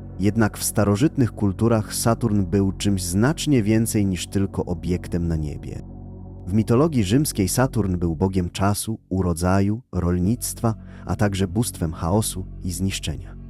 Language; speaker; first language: Polish; native; Polish